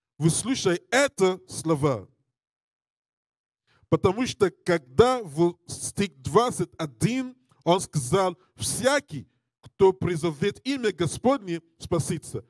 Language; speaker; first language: Russian; non-native, learner; English